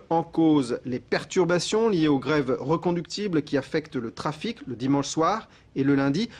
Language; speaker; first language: French; native; French